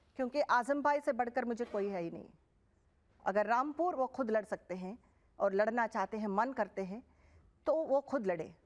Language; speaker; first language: Hindi; non-native, local second language; Telugu